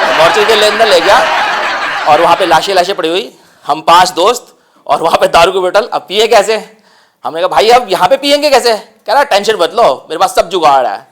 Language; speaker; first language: Hindi; non-native, local second language; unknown